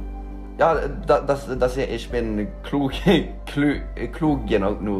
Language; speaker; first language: German; non-native, learner; Norwegian